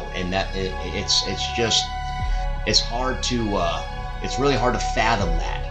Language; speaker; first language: English; native; English